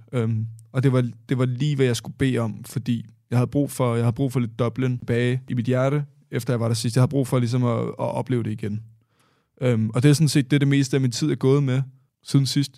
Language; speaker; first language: Danish; native; Danish